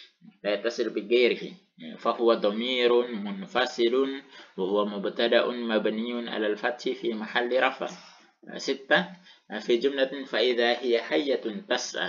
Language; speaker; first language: Arabic; non-native, fluent; Indonesian